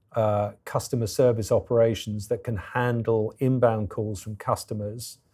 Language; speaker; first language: English; native; English